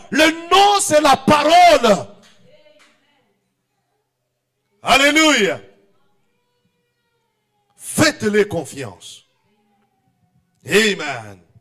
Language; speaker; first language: French; non-native, local second language; Swahili